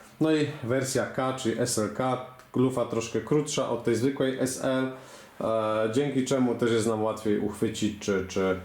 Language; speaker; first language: Polish; native; Polish